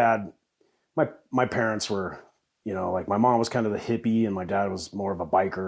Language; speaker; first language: English; native; English